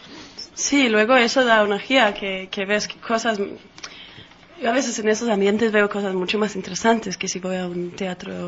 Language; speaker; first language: Spanish; non-native, fluent; Danish